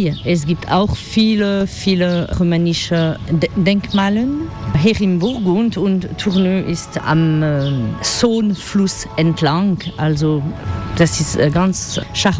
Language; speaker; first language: German; non-native, fluent; French